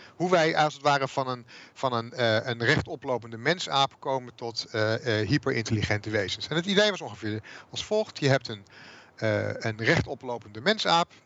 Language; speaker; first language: Dutch; native; Dutch